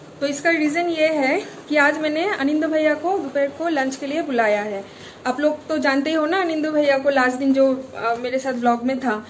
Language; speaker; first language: Hindi; non-native, local second language; Bangla